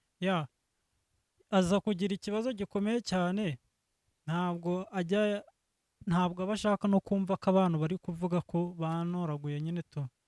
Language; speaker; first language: Kinyarwanda; native; Kinyarwanda